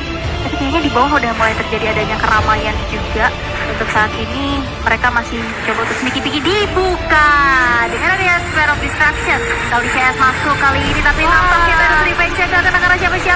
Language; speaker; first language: Indonesian; native; Indonesian